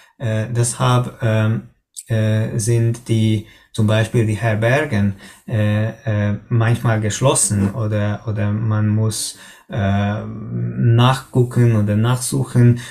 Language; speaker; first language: German; non-native, learner; Hungarian